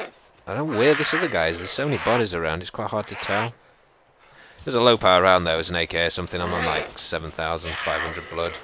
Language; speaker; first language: English; native; English